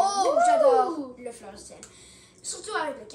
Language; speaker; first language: French; non-native, local second language; English